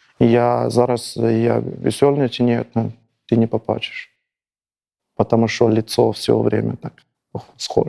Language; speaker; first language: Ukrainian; non-native, learner; Chinese